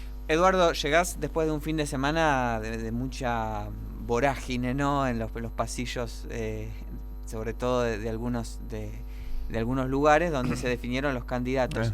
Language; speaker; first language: Spanish; native; Spanish